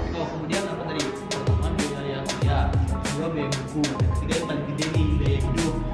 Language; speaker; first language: Indonesian; native; Indonesian